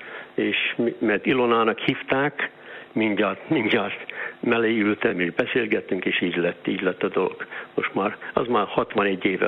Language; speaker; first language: Hungarian; early bilingual, heritage; Hungarian